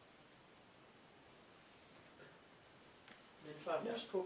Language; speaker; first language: Danish; non-native, fluent; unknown